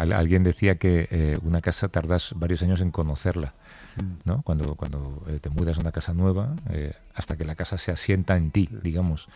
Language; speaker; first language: Spanish; native; Spanish